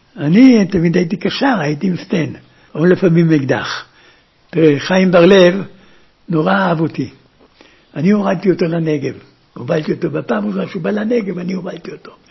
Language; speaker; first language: Hebrew; early bilingual, other home language; German